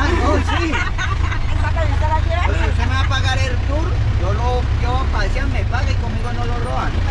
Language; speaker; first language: Spanish; native; Spanish